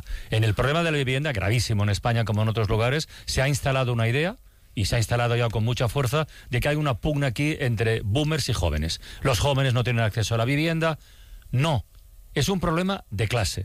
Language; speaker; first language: Spanish; native; Spanish